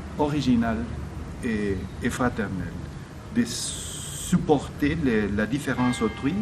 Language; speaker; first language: French; non-native, fluent; Spanish